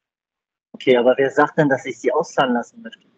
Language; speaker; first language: German; native; German